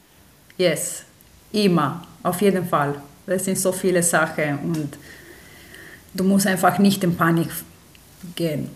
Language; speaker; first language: German; non-native, fluent; Romanian